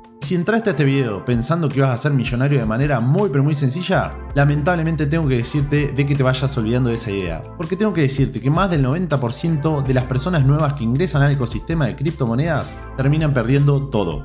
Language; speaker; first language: Spanish; native; Spanish